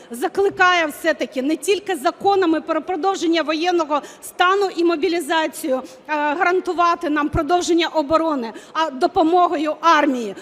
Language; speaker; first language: Ukrainian; native; Ukrainian